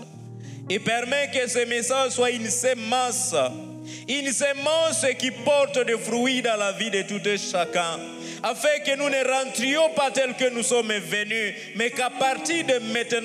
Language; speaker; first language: French; non-native, local second language; Swahili